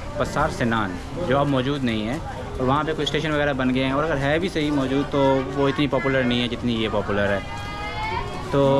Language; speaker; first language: Urdu; native; Urdu